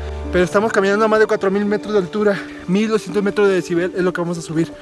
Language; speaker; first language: Spanish; native; Spanish